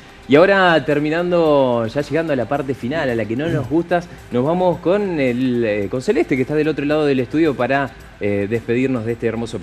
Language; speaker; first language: Spanish; native; Spanish